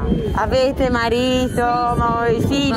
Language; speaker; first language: Italian; non-native, fluent; Japanese